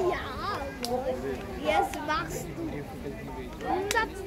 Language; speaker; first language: German; non-native, learner; Bangla